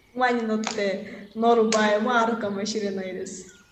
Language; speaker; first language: Japanese; non-native, fluent; Kyrgyz